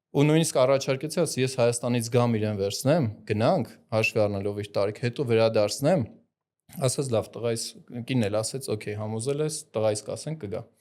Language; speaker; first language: Armenian; native; Armenian